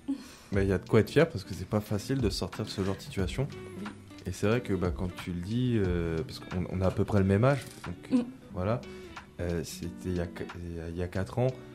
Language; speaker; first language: French; native; French